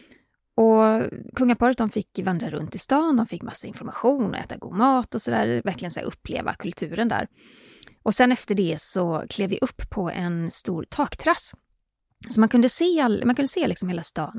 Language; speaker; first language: Swedish; native; Swedish